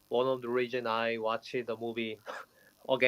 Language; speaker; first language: English; non-native, learner; Korean